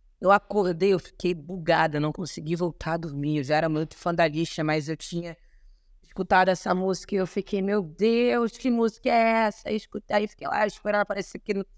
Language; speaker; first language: Portuguese; native; Portuguese